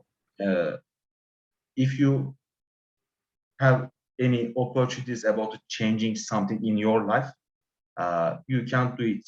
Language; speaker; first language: English; non-native, learner; Turkish